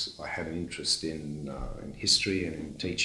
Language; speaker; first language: English; native; English